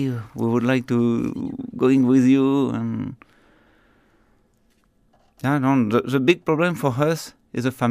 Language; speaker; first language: English; non-native, learner; French